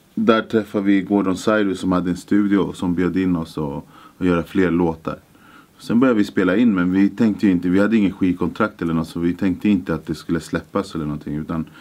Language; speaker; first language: Swedish; early bilingual, other home language; Spanish